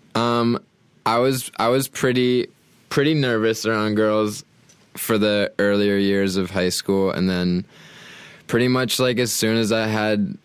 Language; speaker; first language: English; native; English